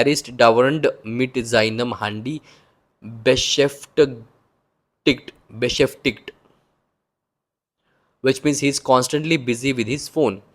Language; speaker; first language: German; non-native, learner; Hindi